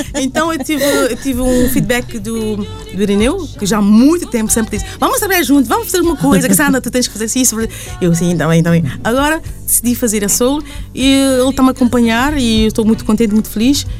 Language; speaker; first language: Portuguese; non-native, local second language; Kabuverdianu